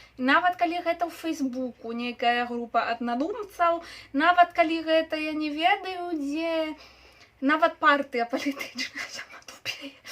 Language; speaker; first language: Belarusian; non-native, local second language; Russian